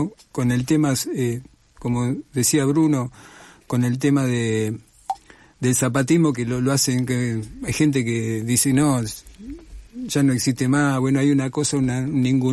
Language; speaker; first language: Spanish; native; Spanish